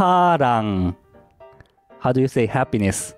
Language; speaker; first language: English; non-native, fluent; Korean